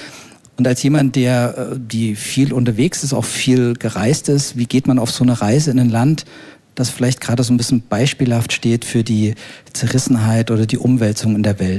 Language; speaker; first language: German; native; German